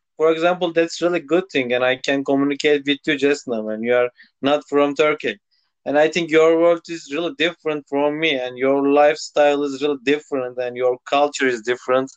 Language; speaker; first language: English; non-native, local second language; Turkish